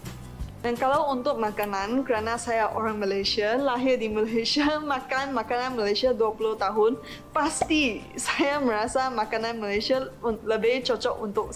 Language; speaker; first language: Indonesian; non-native, fluent; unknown